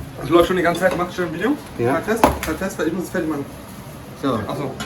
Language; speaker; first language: German; non-native, fluent; Tamil